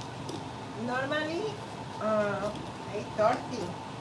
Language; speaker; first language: English; non-native, learner; Spanish